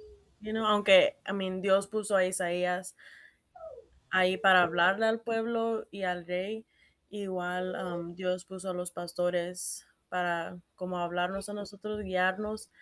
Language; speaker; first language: Spanish; early bilingual, heritage; Spanish